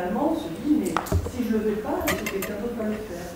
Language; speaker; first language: French; native; French